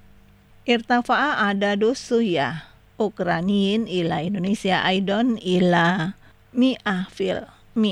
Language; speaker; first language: Arabic; non-native, fluent; Indonesian